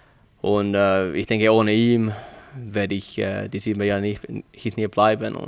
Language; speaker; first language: German; non-native, learner; Finnish